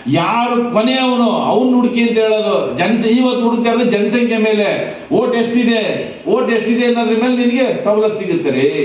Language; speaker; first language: Kannada; non-native, local second language; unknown